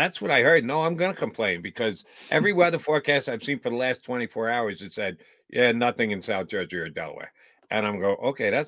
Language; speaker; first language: English; native; English